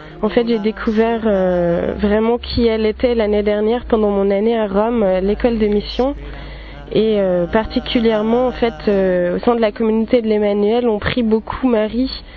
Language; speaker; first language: French; native; French